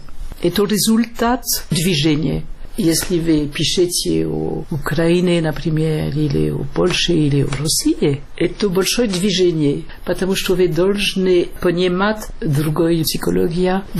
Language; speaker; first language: Russian; non-native, fluent; French